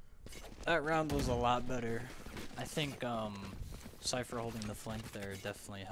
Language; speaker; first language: English; native; English